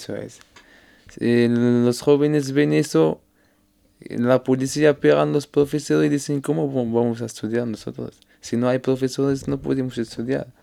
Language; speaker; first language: Spanish; non-native, learner; Arabic